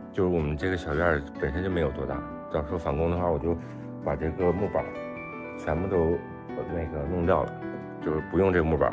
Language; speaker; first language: Chinese; native; Chinese